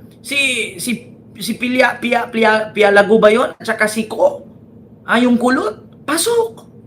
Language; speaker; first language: Filipino; native; Filipino